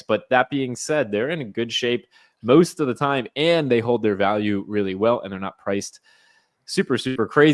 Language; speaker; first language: English; native; English